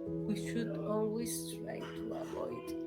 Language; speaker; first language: English; non-native, learner; Spanish